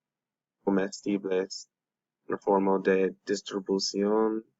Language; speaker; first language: Spanish; non-native, learner; English